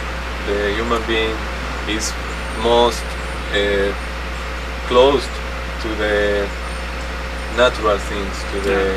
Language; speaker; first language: English; non-native, learner; Spanish